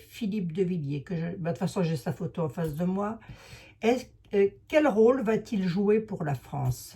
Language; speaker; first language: French; native; French